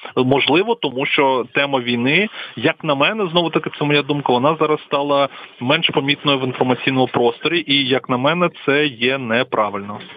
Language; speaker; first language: Ukrainian; non-native, local second language; Russian